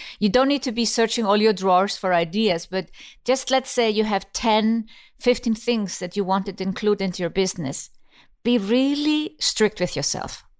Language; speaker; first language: English; non-native, fluent; Icelandic